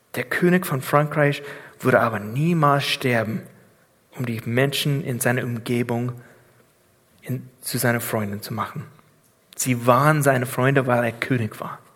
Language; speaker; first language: German; non-native, fluent; English